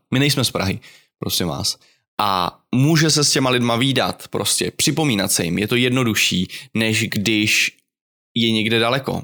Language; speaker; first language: Czech; native; Czech